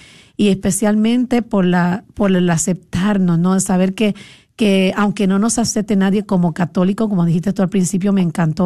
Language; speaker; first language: Spanish; native; Spanish